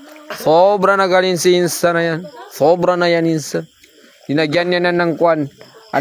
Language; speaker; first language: Filipino; non-native, local second language; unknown